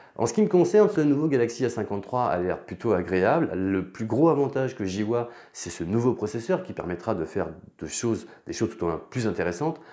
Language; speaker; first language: French; native; French